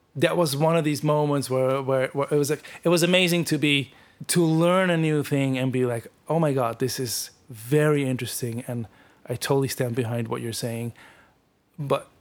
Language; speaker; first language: English; non-native, fluent; Dutch